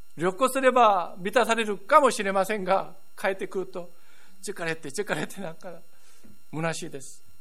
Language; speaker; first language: Japanese; non-native, fluent; Korean